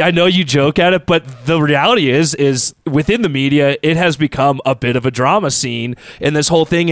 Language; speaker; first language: English; native; English